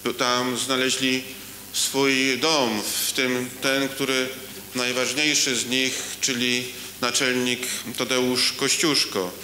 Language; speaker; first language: Polish; native; Polish